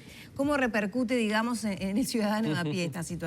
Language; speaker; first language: Spanish; native; Spanish